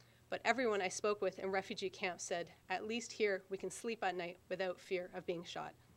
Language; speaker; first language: English; native; English